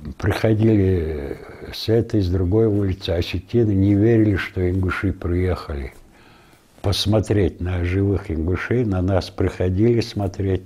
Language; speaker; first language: Russian; non-native, local second language; Ingush